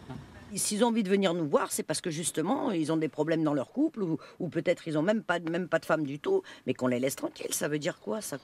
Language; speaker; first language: French; native; French